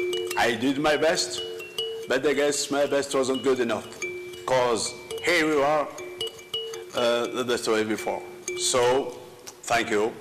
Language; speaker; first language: English; non-native, learner; Malagasy